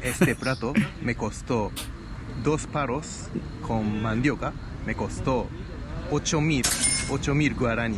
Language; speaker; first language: Spanish; non-native, fluent; Japanese